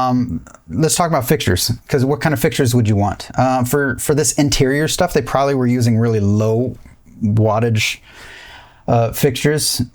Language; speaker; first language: English; native; English